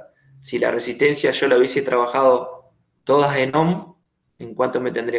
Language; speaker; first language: Spanish; native; Spanish